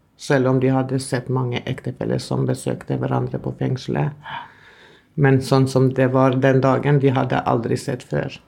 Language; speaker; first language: Norwegian; non-native, fluent; Albanian